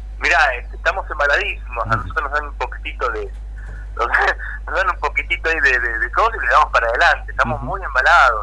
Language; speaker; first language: Spanish; native; Spanish